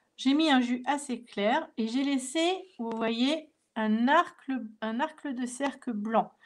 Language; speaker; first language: French; native; French